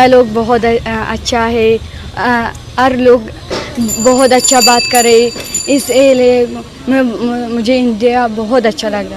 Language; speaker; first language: Hindi; non-native, learner; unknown